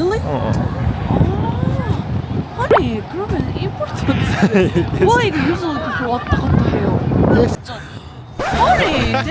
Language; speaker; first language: Korean; non-native, learner; Mongolian